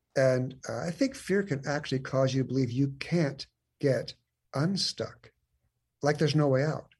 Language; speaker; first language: English; native; English